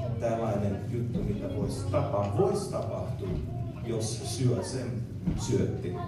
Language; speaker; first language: Finnish; non-native, learner; English